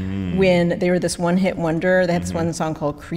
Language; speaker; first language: English; native; English